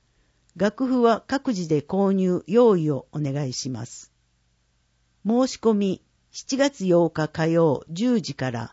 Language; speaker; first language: Japanese; native; Japanese